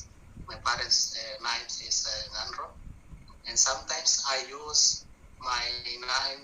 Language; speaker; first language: English; non-native, learner; Indonesian